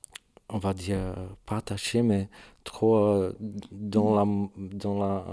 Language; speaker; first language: French; non-native, learner; Portuguese